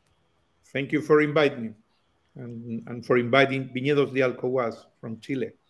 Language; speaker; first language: English; non-native, learner; Spanish